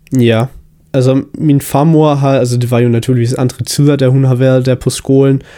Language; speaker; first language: Danish; early bilingual, heritage; Danish